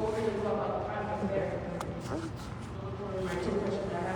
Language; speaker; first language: English; non-native, local second language; Spanish